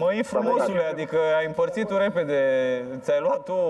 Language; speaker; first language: Romanian; native; Romanian